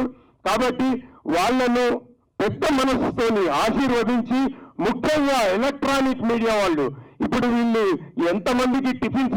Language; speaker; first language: Telugu; native; Telugu